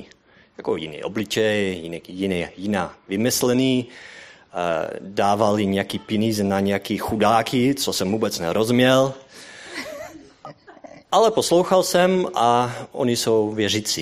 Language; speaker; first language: Czech; non-native, learner; Dutch